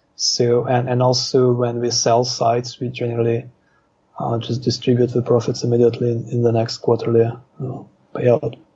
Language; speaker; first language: English; non-native, fluent; Russian